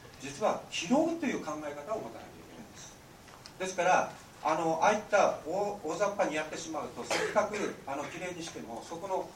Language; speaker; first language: Japanese; native; Japanese